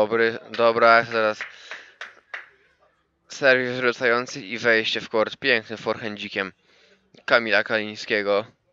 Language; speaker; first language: Polish; native; Polish